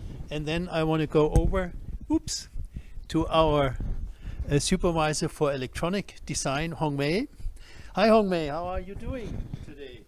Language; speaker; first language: English; non-native, fluent; German